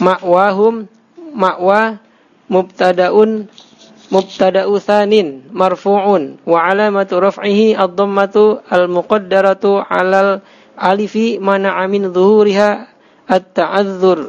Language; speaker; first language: Arabic; non-native, learner; Indonesian